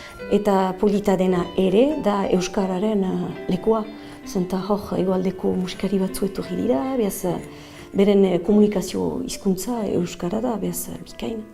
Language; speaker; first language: Basque; native; Basque